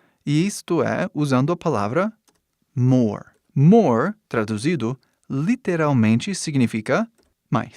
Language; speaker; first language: Portuguese; non-native, fluent; English